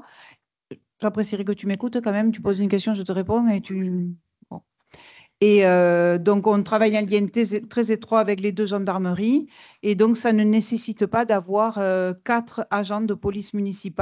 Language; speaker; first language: French; native; French